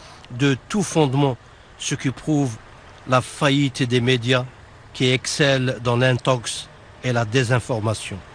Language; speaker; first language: French; non-native, fluent; Arabic